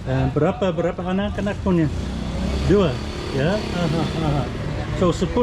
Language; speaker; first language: Indonesian; non-native, learner; English